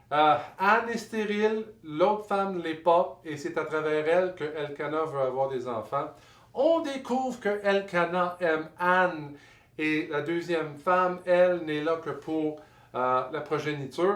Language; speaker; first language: French; native; French